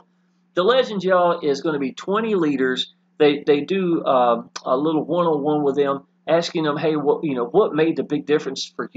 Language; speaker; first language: English; native; English